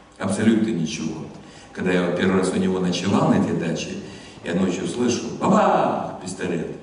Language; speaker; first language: Russian; non-native, fluent; German